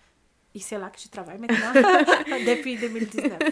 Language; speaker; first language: French; non-native, learner; Portuguese